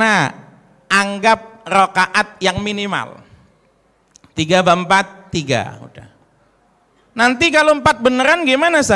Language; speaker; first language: Indonesian; native; Indonesian